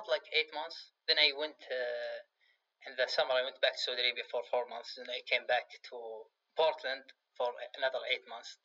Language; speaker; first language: English; non-native, fluent; Arabic